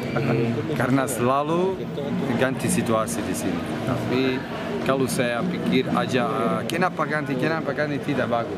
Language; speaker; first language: Indonesian; non-native, learner; Serbian